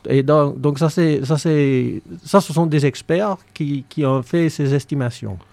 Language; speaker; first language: French; non-native, fluent; English